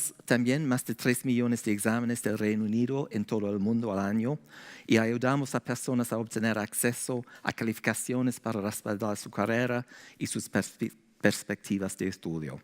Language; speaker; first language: Spanish; non-native, fluent; English